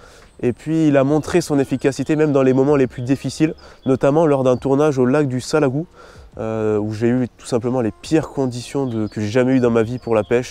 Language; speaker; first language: French; native; French